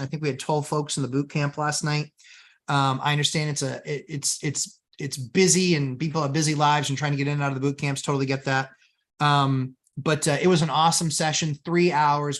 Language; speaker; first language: English; native; English